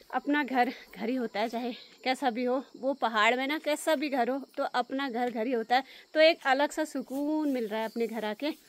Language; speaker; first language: Hindi; native; Hindi